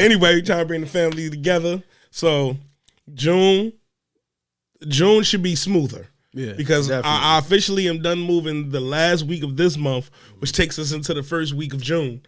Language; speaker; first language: English; native; English